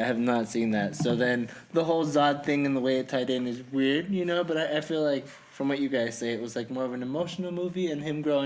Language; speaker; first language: English; native; English